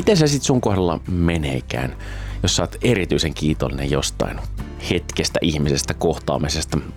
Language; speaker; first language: Finnish; native; Finnish